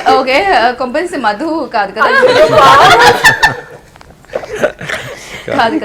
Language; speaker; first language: Telugu; native; Telugu